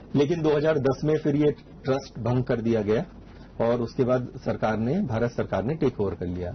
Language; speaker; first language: Hindi; native; Hindi